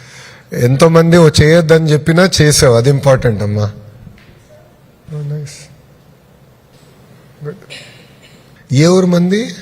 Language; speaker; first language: Telugu; native; Telugu